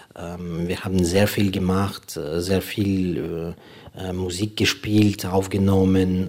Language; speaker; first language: German; non-native, fluent; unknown